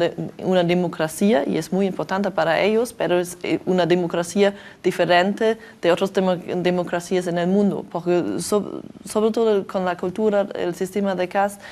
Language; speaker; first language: Spanish; non-native, learner; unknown